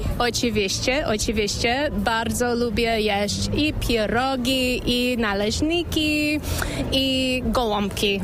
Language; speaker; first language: Polish; non-native, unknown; English